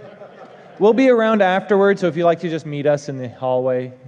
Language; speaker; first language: English; native; English